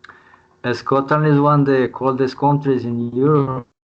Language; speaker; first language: English; non-native, learner; Spanish